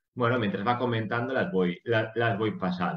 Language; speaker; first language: Spanish; native; Spanish